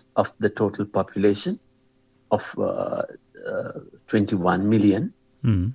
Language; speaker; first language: English; non-native, local second language; Sinhala